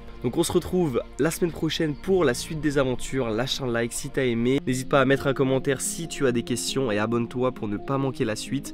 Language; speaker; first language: French; native; French